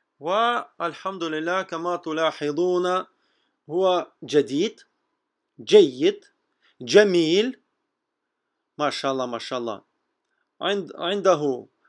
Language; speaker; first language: Arabic; non-native, fluent; Russian